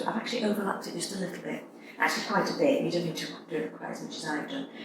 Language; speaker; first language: English; native; English